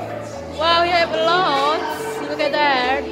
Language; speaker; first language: English; non-native, learner; Indonesian